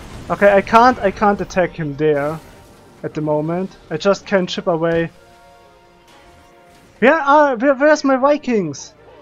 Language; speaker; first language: English; non-native, fluent; German